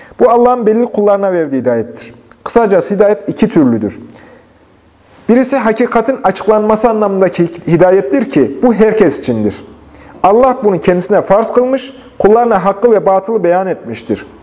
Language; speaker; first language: Turkish; native; Turkish